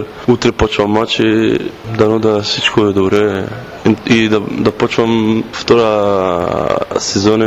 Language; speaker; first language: Bulgarian; non-native, learner; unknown